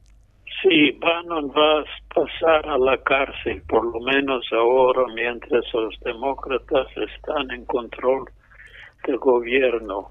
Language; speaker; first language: Spanish; non-native, fluent; English